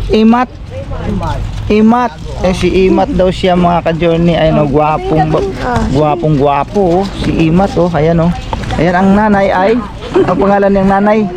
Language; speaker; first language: Filipino; non-native, local second language; Cebuano